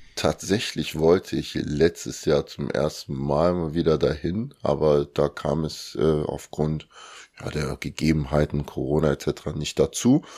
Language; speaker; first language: German; early bilingual, other home language; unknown